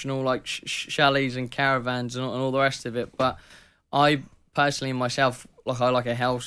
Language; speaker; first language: English; native; English